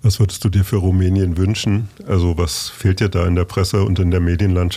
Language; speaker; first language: German; native; German